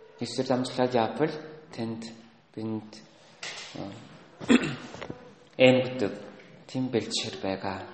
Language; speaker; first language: Mongolian; non-native, fluent; Korean